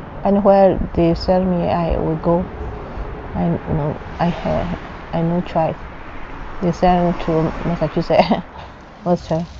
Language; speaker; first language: English; non-native, learner; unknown